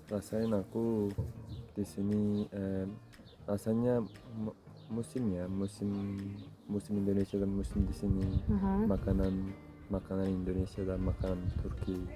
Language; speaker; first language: Indonesian; non-native, learner; Turkish